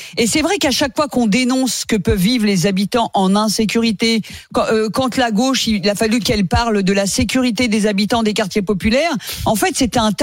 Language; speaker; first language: French; native; French